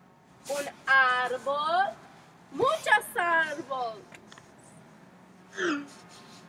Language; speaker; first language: Spanish; non-native, learner; English